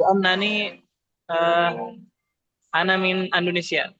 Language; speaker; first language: Arabic; non-native, learner; Indonesian